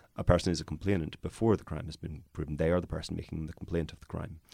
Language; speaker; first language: English; native; English